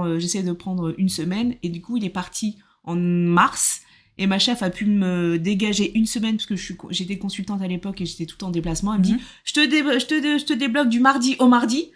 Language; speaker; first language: French; native; French